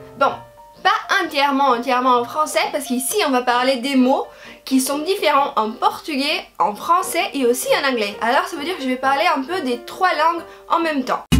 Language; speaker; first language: French; non-native, fluent; Portuguese